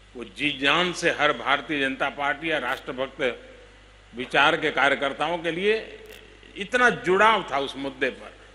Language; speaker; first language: Hindi; non-native, local second language; Gujarati